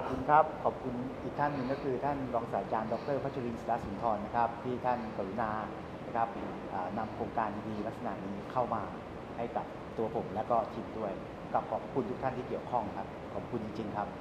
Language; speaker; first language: Thai; native; Thai